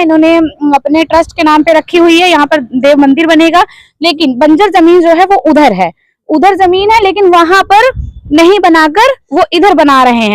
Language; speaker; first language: Hindi; native; Hindi